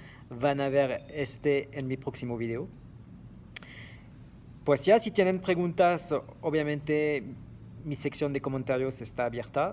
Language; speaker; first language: Spanish; non-native, fluent; French